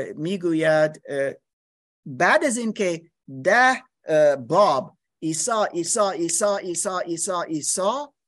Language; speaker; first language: Persian; non-native, learner; English